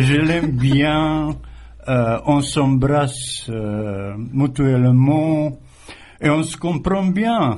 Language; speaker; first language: French; non-native, fluent; Croatian